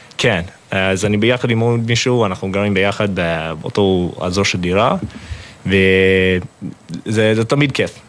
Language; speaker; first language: Hebrew; non-native, fluent; English